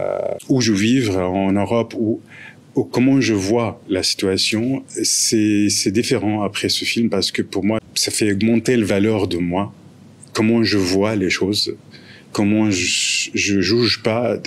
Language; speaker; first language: French; non-native, fluent; Arabic